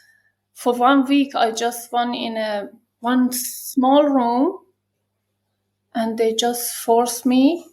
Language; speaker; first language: English; non-native, learner; Persian